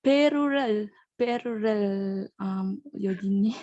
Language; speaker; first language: Korean; non-native, learner; Spanish